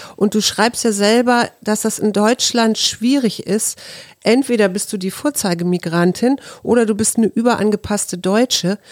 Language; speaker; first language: German; native; German